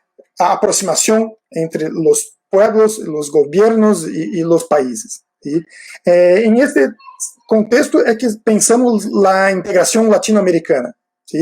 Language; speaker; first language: Spanish; non-native, fluent; Portuguese